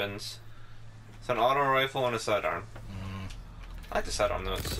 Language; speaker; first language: English; native; English